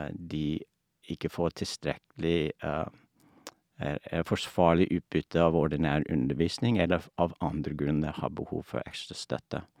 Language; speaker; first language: Norwegian; non-native, fluent; English